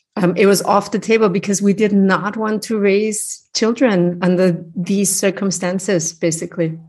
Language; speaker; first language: English; non-native, fluent; German